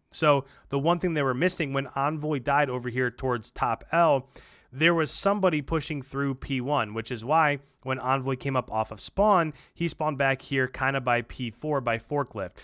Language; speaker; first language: English; native; English